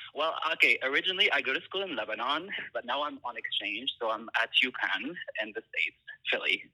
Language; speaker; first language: English; non-native, fluent; Arabic